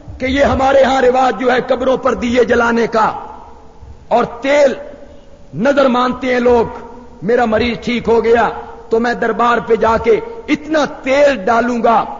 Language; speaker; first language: Urdu; non-native, local second language; Punjabi